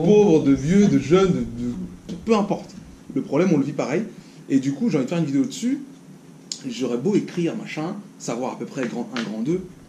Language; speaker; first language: French; native; French